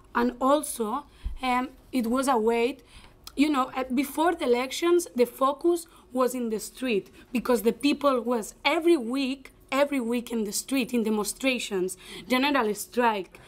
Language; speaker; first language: English; non-native, fluent; Spanish